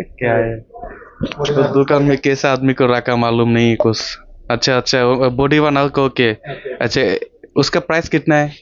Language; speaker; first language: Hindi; non-native, learner; Bangla